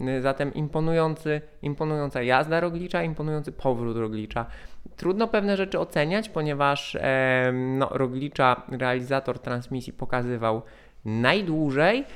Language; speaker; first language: Polish; native; Polish